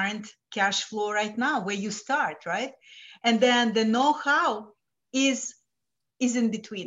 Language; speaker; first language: English; non-native, fluent; Lithuanian